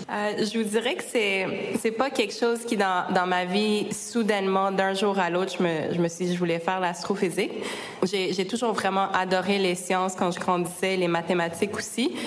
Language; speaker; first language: French; native; French